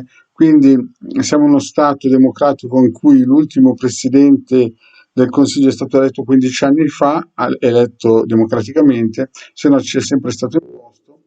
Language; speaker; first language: Italian; native; Italian